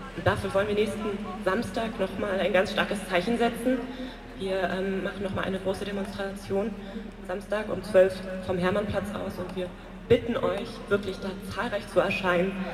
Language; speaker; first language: German; native; German